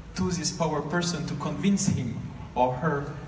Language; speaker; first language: English; non-native, fluent; French